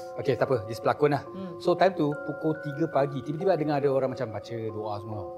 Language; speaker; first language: Malay; non-native, local second language; Chinese